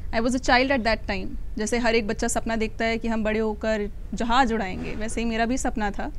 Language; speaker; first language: Hindi; native; Hindi